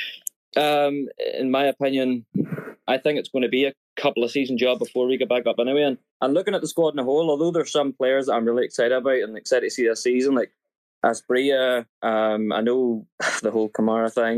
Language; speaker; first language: English; native; English